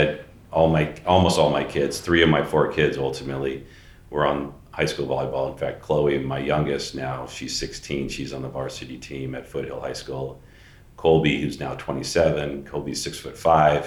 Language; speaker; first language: English; native; English